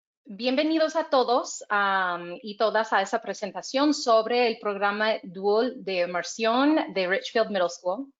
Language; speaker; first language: Spanish; non-native, fluent; English